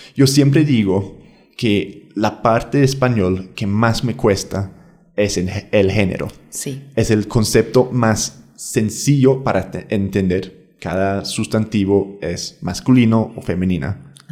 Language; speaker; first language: Spanish; non-native, fluent; English